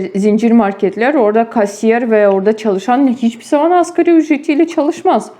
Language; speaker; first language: Turkish; non-native, fluent; Ukrainian